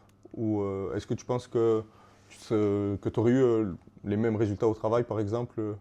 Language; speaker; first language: French; native; French